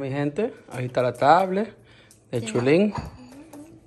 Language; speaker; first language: Spanish; native; Spanish